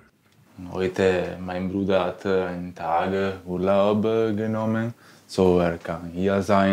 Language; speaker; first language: German; non-native, learner; Italian